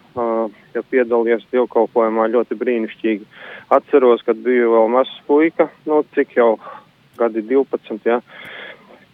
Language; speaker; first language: Latvian; native; Latvian